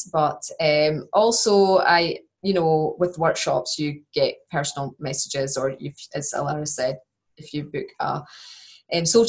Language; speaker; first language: English; native; English